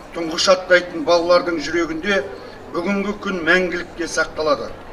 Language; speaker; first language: Kazakh; native; Kazakh